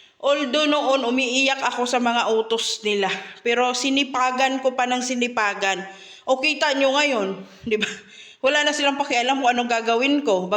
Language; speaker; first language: Filipino; native; Filipino